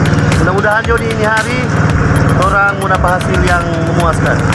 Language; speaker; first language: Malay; non-native, local second language; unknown